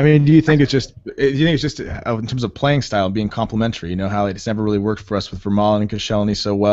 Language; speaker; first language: English; native; English